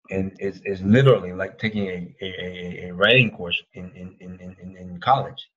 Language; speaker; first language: English; native; English